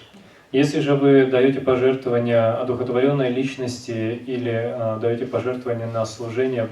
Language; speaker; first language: Russian; native; Russian